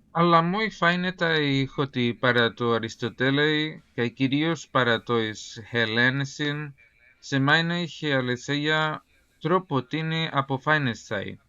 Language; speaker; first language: Greek; non-native, fluent; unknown